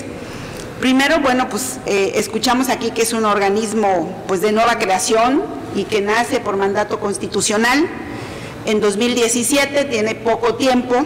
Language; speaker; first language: Spanish; native; Spanish